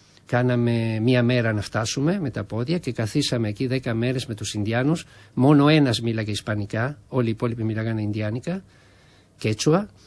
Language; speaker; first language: Greek; non-native, fluent; Spanish